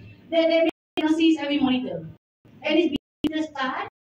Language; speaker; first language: English; non-native, local second language; Malay